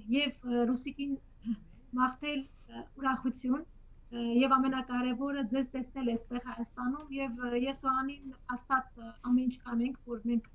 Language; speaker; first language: Armenian; native; Armenian